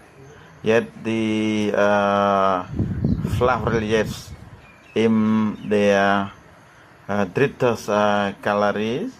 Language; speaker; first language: German; non-native, learner; Khmer